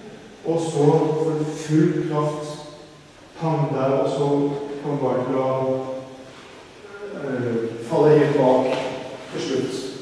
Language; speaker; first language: Norwegian; native; Norwegian